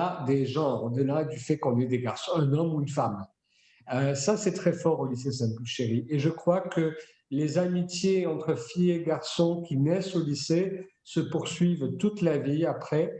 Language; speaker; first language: French; native; French